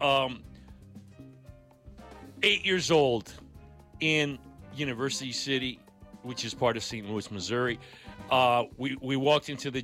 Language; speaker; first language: English; non-native, local second language; Greek